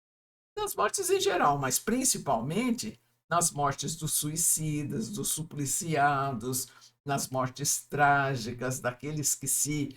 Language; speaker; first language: Portuguese; native; Portuguese